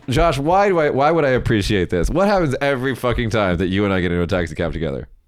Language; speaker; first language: English; native; English